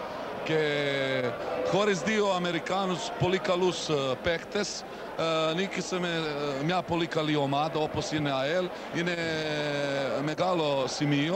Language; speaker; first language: Greek; non-native, learner; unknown